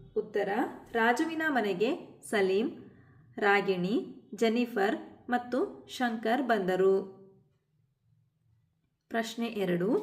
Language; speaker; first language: Kannada; native; Kannada